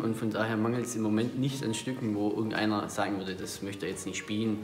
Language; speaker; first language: German; native; German